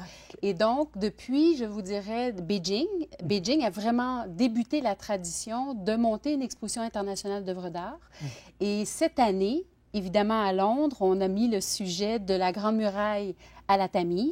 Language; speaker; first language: French; native; French